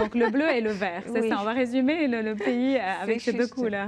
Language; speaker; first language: French; non-native, local second language; Arabic